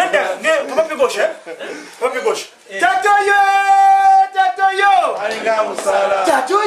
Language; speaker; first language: French; non-native, local second language; Kongo